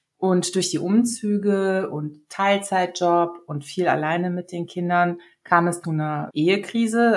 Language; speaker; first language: German; early bilingual, other home language; Serbian